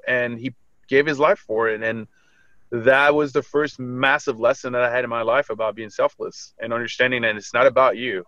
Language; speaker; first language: English; early bilingual, other home language; French